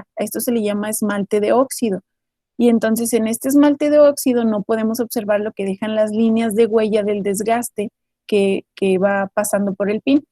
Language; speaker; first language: Spanish; native; Spanish